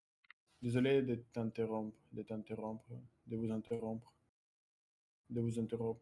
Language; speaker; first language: French; non-native, learner; Russian